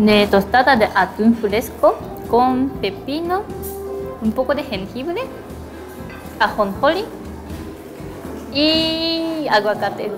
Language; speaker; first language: Spanish; non-native, learner; Japanese